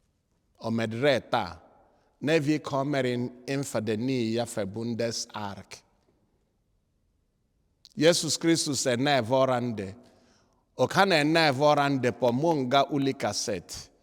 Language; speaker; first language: Swedish; non-native, fluent; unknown